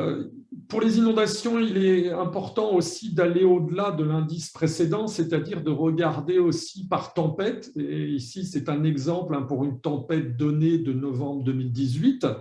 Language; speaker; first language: French; native; French